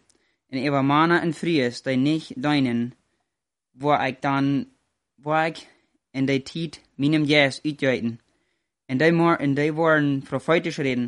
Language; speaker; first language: German; non-native, learner; Plautdietsch